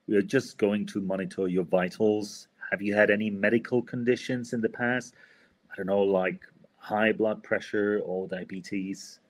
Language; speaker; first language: English; non-native, fluent; Spanish